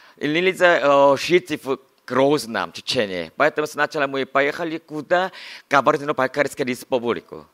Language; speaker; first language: Russian; non-native, learner; Korean